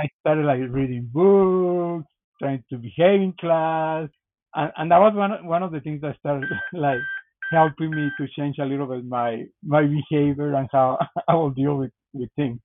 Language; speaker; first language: English; non-native, fluent; Spanish